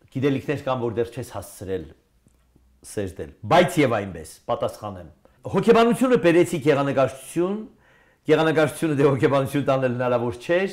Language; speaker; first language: Armenian; native; Armenian